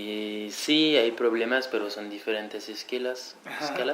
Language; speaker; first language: Spanish; non-native, fluent; French